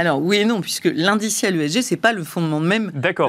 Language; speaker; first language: French; native; French